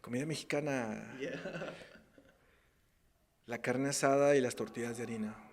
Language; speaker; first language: Spanish; native; Spanish